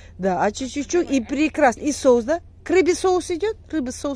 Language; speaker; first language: Russian; native; Russian